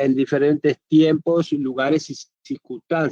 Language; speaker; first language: Spanish; native; Spanish